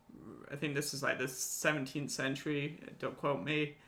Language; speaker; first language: English; native; English